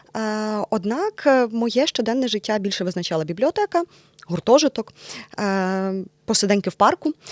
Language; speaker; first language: Ukrainian; native; Ukrainian